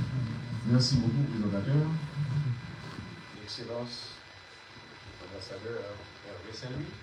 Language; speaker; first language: French; non-native, local second language; Haitian Creole